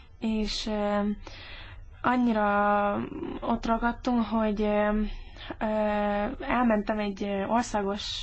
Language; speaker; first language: Hungarian; early bilingual, heritage; English